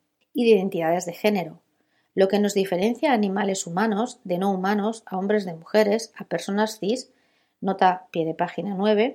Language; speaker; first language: Spanish; native; Spanish